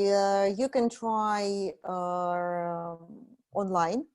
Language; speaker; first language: English; non-native, fluent; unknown